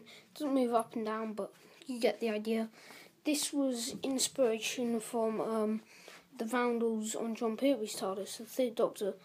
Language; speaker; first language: English; native; English